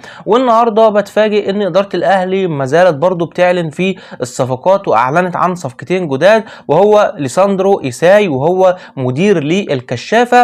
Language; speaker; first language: Arabic; native; Arabic